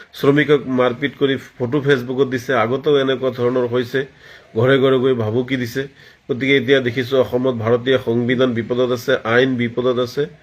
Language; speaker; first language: Assamese; non-native, local second language; Bangla